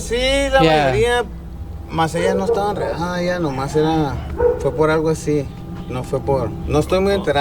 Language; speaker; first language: Spanish; native; Spanish